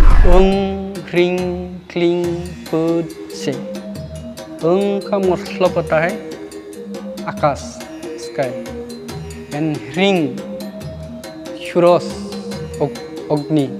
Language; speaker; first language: Hindi; non-native, local second language; Bodo